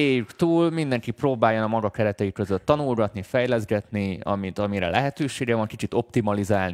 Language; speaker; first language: Hungarian; native; Hungarian